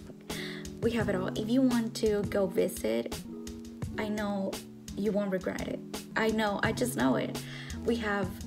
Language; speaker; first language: English; non-native, fluent; Spanish